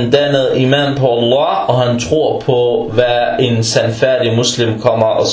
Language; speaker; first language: Danish; early bilingual, other home language; Arabic